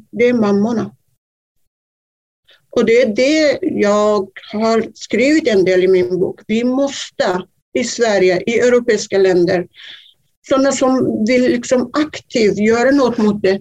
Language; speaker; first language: Swedish; non-native, fluent; Kurdish